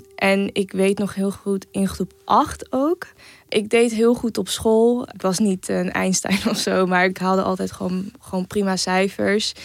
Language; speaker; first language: Dutch; native; Dutch